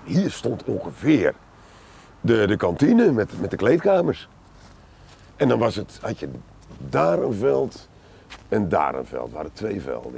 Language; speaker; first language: Dutch; native; Dutch